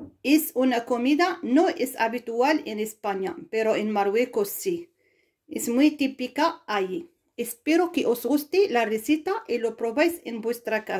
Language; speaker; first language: Spanish; non-native, fluent; Arabic